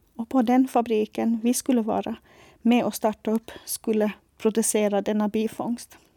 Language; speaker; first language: Swedish; non-native, fluent; Faroese